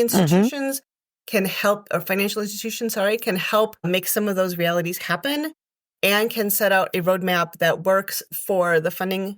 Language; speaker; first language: English; native; English